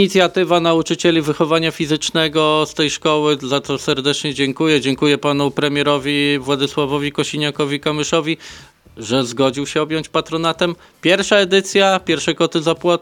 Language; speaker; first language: Polish; native; Polish